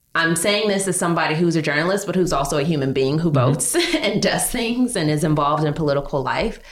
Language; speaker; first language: English; native; English